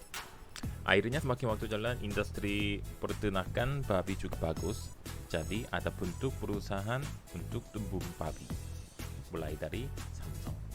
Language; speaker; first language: Indonesian; non-native, fluent; Korean